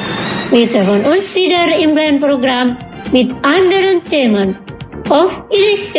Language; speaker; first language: German; non-native, fluent; Indonesian